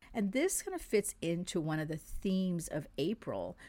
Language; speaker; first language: English; non-native, fluent; French